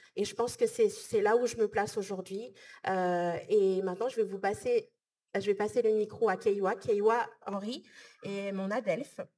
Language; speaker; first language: French; native; French